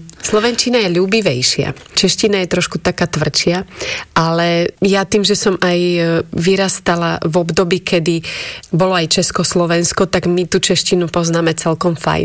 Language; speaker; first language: Slovak; native; Slovak